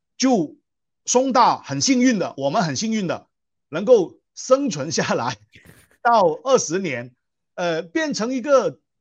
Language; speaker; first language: Chinese; non-native, local second language; Cantonese